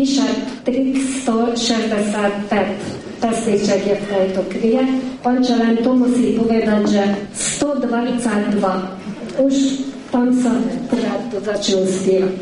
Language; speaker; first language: Slovak; native; Slovak